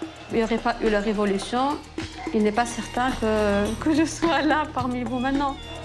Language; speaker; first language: French; non-native, local second language; Arabic